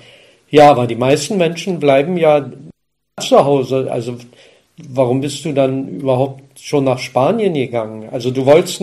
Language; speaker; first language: German; native; German